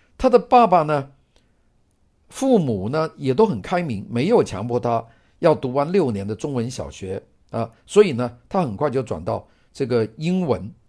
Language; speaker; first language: Chinese; non-native, local second language; Cantonese